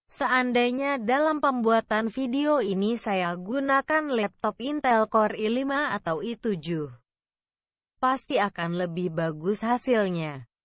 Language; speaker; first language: Indonesian; native; Indonesian